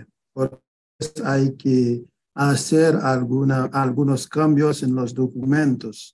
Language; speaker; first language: Spanish; non-native, fluent; Haitian Creole